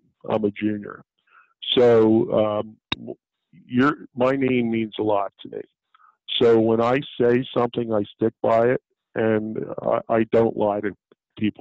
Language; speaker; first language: English; native; English